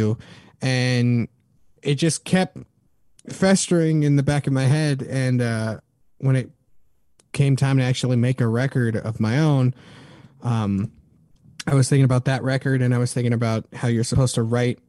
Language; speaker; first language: English; native; English